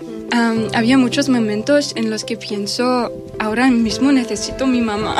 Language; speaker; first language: Spanish; non-native, fluent; German